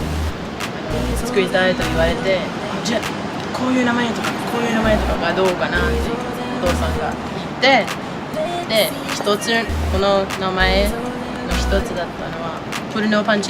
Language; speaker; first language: Japanese; non-native, fluent; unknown